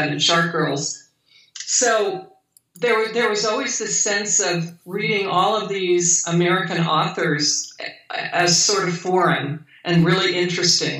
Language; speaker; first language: English; native; English